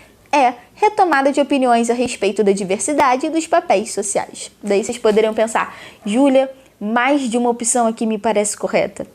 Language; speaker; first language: Portuguese; native; Portuguese